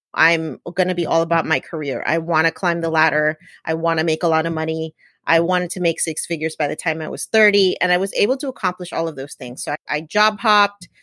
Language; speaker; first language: English; native; English